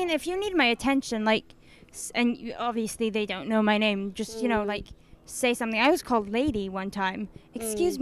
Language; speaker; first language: English; non-native, fluent; Swedish